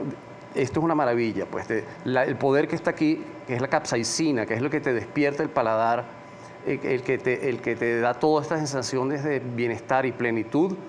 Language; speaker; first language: Spanish; native; Spanish